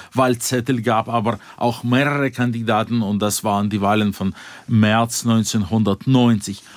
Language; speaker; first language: German; non-native, fluent; Russian